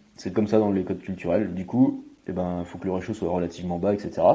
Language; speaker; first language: French; native; French